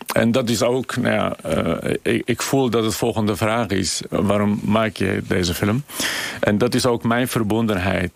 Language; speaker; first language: Dutch; non-native, fluent; Kurdish